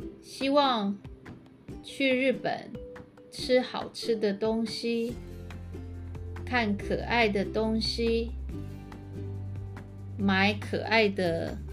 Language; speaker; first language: Chinese; early bilingual, heritage; Chinese